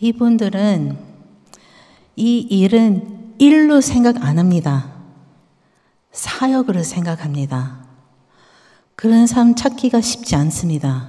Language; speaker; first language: Korean; early bilingual, heritage; Korean